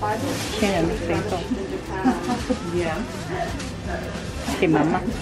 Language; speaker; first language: Chinese; native; Chinese